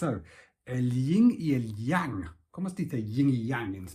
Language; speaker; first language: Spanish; non-native, fluent; English